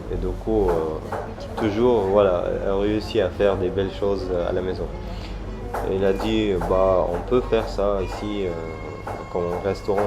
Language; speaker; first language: French; non-native, learner; Arabic